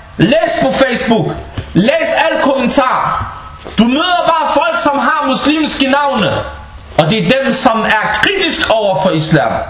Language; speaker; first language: Danish; early bilingual, other home language; Bosnian